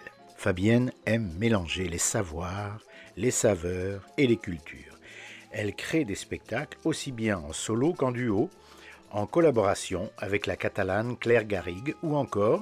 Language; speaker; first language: French; native; French